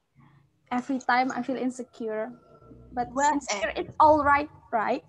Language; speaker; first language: English; non-native, fluent; Indonesian